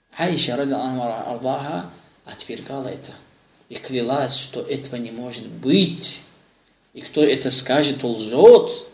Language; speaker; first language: Russian; non-native, local second language; Azerbaijani